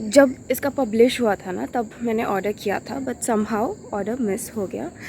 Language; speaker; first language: Hindi; non-native, local second language; Odia